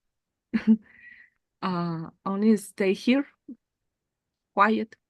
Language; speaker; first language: English; non-native, learner; Spanish